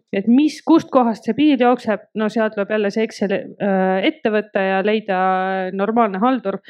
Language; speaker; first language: Estonian; native; Estonian